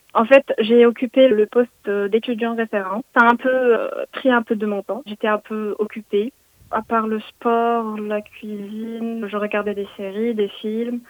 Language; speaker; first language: French; non-native, local second language; Arabic